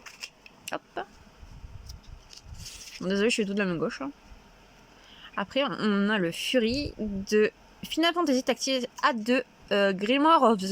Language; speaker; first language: French; native; French